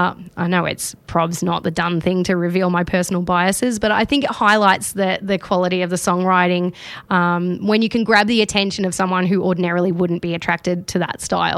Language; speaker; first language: English; native; English